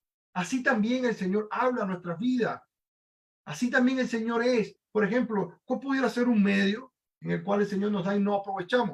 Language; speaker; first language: Spanish; native; Spanish